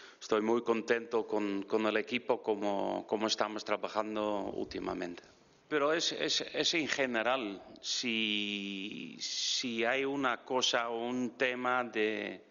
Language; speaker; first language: Spanish; non-native, fluent; Dutch